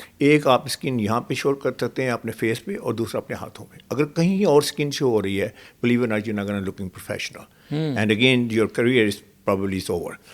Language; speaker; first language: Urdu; native; Urdu